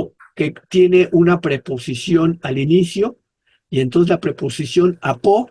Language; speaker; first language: Spanish; native; Spanish